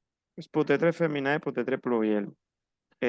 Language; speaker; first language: French; non-native, fluent; Spanish